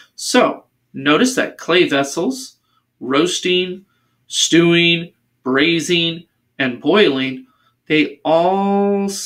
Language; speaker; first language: English; native; English